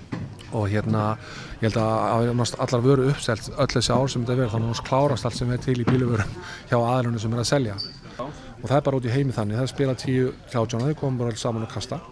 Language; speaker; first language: Icelandic; native; Icelandic